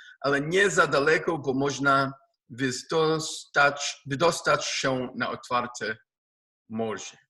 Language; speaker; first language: Polish; non-native, learner; Hebrew